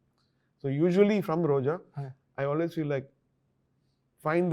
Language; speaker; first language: Telugu; non-native, learner; Tamil